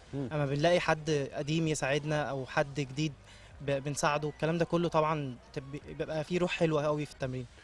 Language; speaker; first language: Egyptian Arabic; native; Egyptian Arabic